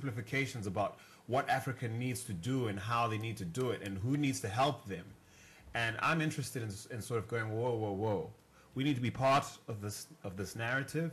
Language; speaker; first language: English; non-native, local second language; North Ndebele